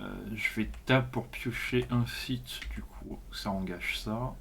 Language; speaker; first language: French; native; French